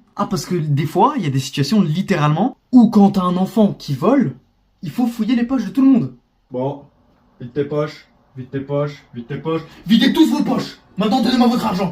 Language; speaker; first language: French; native; French